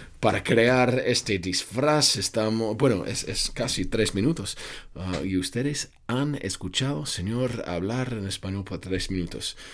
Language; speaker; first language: Spanish; non-native, fluent; English